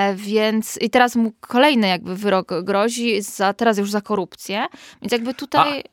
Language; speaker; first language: Polish; native; Polish